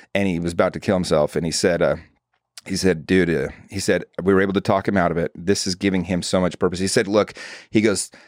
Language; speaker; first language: English; native; English